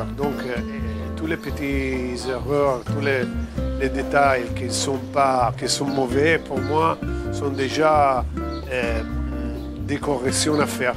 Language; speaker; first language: French; non-native, fluent; Italian